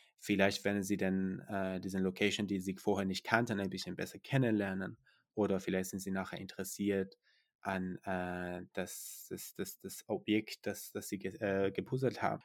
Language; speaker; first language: German; non-native, fluent; Persian